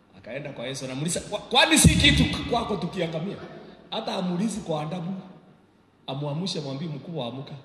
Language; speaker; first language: Swahili; native; Swahili